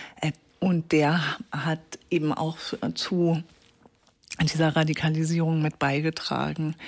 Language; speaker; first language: German; native; German